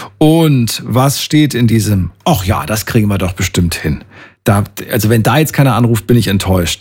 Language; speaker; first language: German; native; German